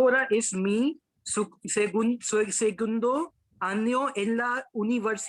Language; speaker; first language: Spanish; non-native, learner; Hindi